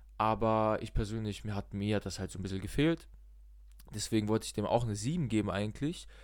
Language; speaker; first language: German; early bilingual, other home language; Russian